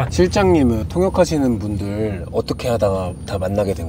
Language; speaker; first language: Korean; native; Korean